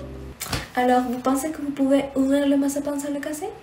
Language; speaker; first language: French; non-native, fluent; Spanish